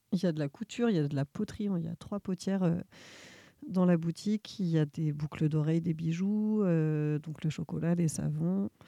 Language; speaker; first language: French; native; French